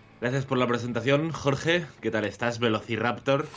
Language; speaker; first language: Spanish; native; Spanish